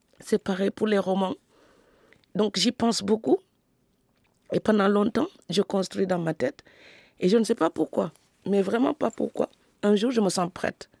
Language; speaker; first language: French; non-native, local second language; Serer